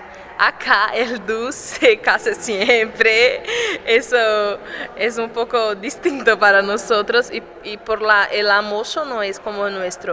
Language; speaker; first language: Spanish; non-native, fluent; Portuguese